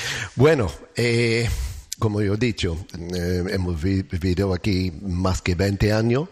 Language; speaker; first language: Spanish; non-native, learner; English